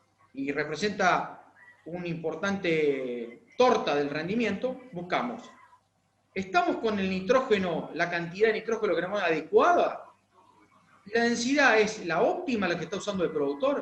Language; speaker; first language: Spanish; native; Spanish